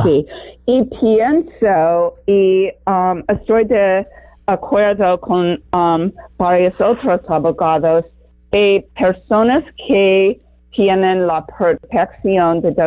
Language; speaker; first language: Spanish; non-native, fluent; English